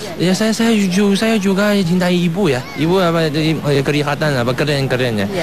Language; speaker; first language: Indonesian; non-native, learner; Chinese